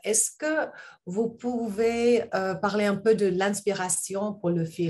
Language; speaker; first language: French; non-native, learner; English